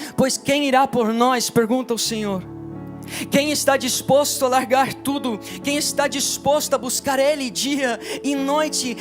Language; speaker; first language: Portuguese; non-native, fluent; English